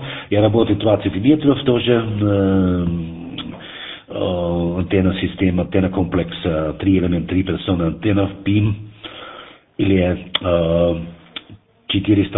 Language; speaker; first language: Russian; non-native, learner; German